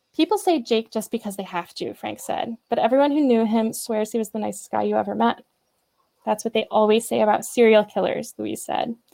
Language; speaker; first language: English; native; English